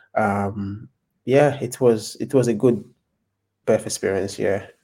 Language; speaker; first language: English; non-native, local second language; Yoruba